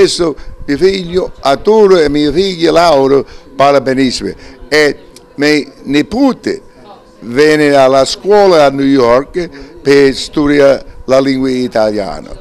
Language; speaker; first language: Italian; early bilingual, heritage; English